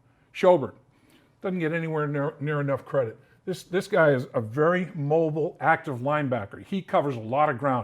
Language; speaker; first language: English; native; English